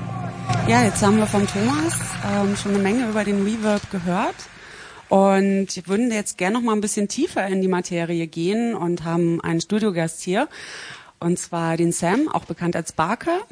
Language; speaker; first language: German; native; German